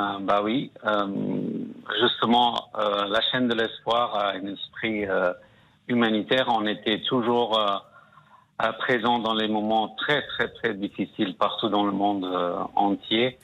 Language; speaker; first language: French; non-native, fluent; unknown